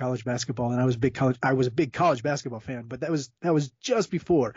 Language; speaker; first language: English; native; English